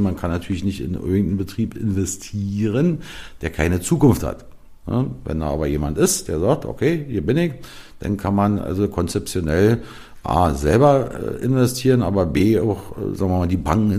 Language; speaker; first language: German; native; German